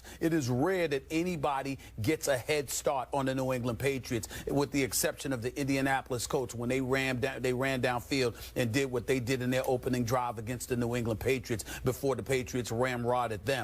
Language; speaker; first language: English; native; English